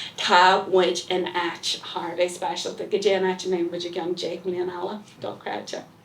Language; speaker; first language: Irish; non-native, local second language; English